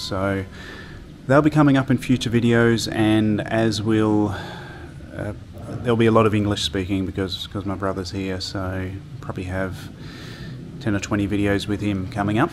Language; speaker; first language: English; native; English